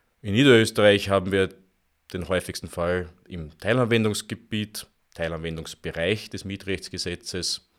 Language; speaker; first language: German; native; German